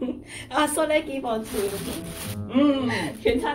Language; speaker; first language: Korean; non-native, learner; Cantonese